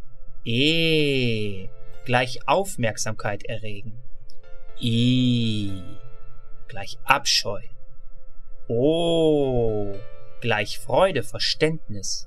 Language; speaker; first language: German; native; German